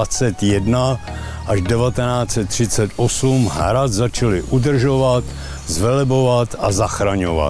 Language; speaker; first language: Czech; native; Czech